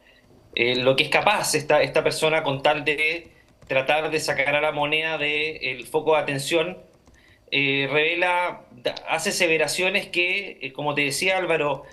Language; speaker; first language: Spanish; native; Spanish